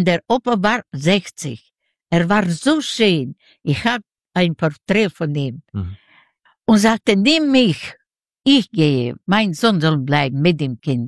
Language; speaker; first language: German; non-native, learner; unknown